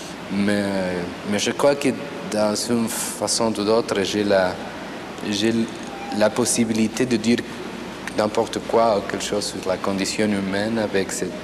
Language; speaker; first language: French; non-native, fluent; Spanish